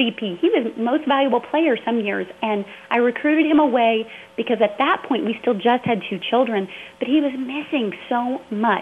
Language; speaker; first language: English; native; English